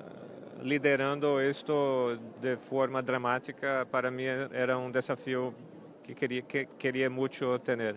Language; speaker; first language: Spanish; non-native, fluent; Portuguese